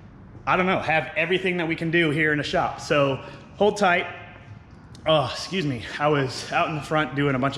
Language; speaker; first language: English; native; English